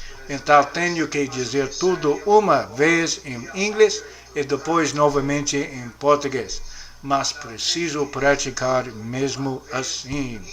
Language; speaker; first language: Portuguese; non-native, learner; English